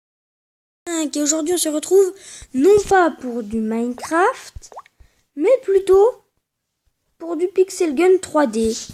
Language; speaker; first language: French; native; French